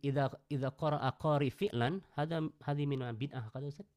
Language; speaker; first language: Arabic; non-native, learner; Indonesian